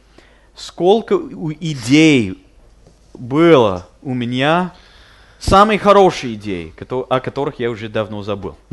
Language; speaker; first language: Russian; non-native, fluent; English